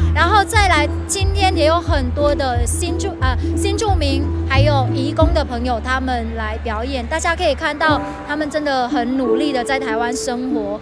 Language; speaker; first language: Chinese; non-native, fluent; Vietnamese